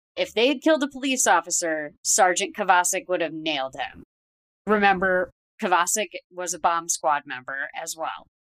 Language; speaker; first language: English; native; English